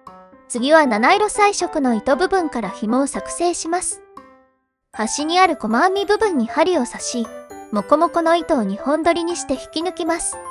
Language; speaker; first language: Japanese; native; Japanese